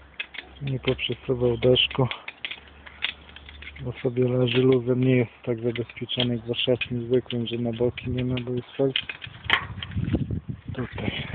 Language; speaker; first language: Polish; native; Polish